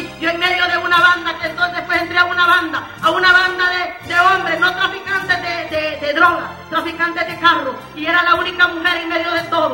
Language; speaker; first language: Spanish; native; Spanish